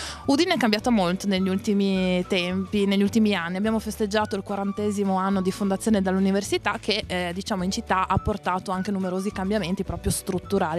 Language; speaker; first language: Italian; native; Italian